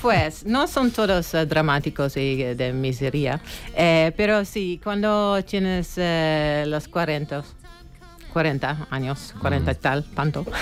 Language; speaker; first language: Spanish; non-native, fluent; Dutch